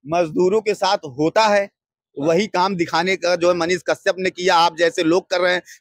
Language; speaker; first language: Hindi; native; Hindi